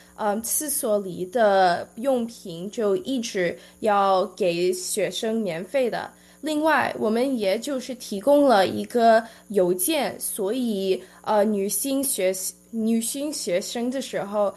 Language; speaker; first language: Chinese; early bilingual, heritage; Chinese